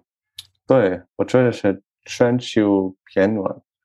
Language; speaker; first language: Chinese; non-native, learner; French